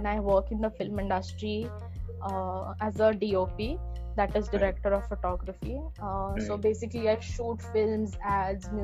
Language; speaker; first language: English; non-native, local second language; Hindi